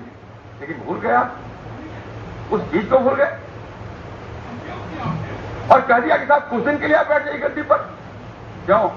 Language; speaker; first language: Hindi; native; Hindi